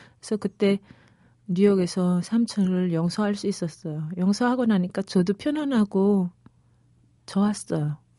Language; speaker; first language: Korean; early bilingual, other home language; Spanish